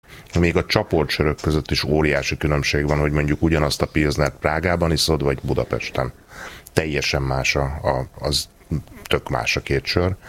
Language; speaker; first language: Hungarian; native; Hungarian